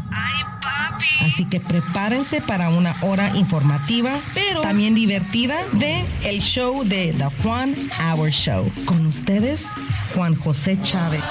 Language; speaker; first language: Spanish; native; Spanish